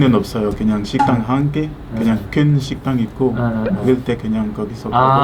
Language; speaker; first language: Korean; non-native, learner; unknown